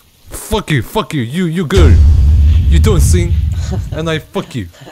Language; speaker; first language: English; non-native, learner; Korean